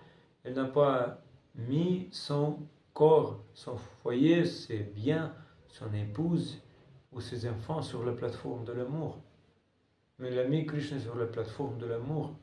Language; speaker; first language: French; non-native, fluent; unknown